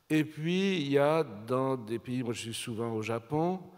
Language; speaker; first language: French; native; French